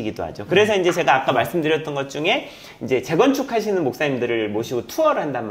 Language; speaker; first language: Korean; native; Korean